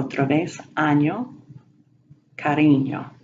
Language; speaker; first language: Spanish; non-native, fluent; English